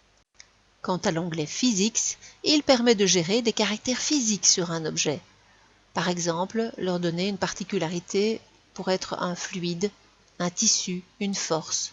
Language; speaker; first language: French; native; French